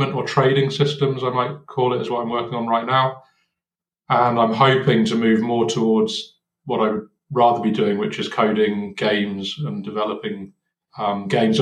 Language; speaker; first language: English; native; English